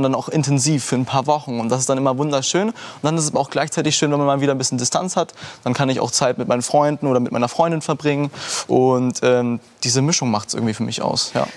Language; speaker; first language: German; early bilingual, heritage; German